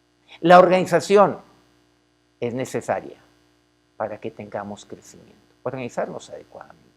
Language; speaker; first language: Spanish; native; Spanish